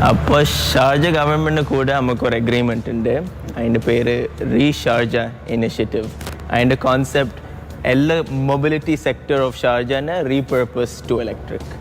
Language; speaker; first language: Malayalam; early bilingual, heritage; Malayalam